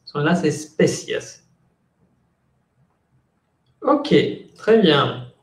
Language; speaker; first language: French; non-native, fluent; Spanish